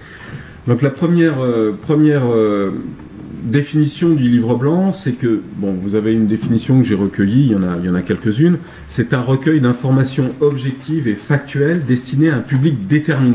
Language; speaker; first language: French; native; French